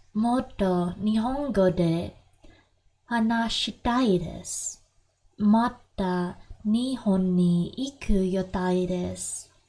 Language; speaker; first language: Japanese; non-native, learner; English